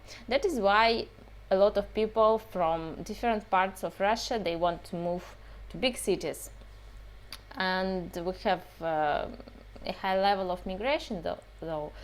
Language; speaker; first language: English; non-native, fluent; Russian